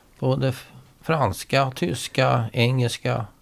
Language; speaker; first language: Swedish; native; Swedish